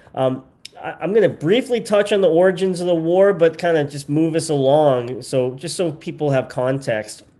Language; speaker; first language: English; native; English